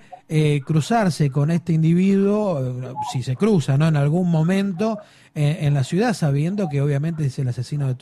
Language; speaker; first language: Spanish; native; Spanish